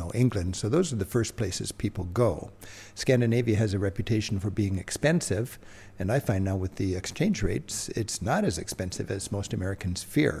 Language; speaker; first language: English; native; English